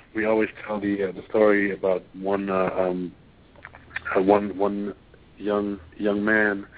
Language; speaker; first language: English; non-native, fluent; German